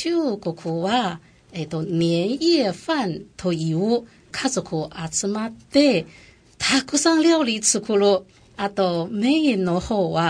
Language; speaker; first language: Japanese; non-native, local second language; Chinese